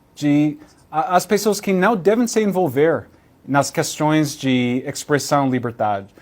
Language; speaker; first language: Portuguese; non-native, learner; English